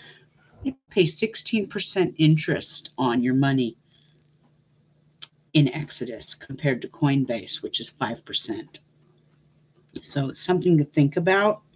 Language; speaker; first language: English; native; English